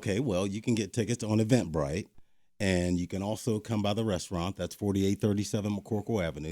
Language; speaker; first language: English; native; English